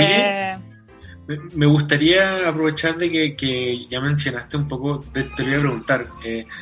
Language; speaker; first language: Spanish; native; Spanish